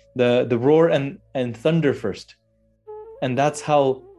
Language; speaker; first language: English; early bilingual, other home language; Punjabi